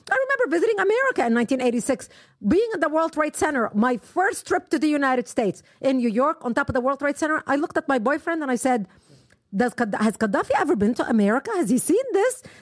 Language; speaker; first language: English; non-native, fluent; Arabic